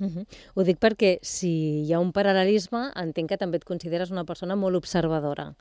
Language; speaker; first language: Catalan; native; Catalan